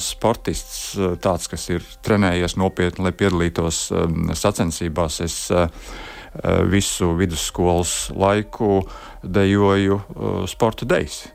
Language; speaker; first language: Latvian; native; Latvian